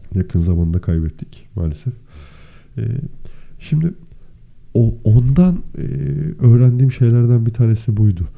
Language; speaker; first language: Turkish; native; Turkish